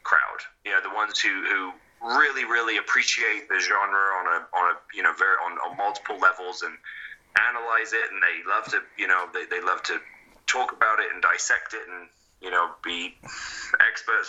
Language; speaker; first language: English; native; English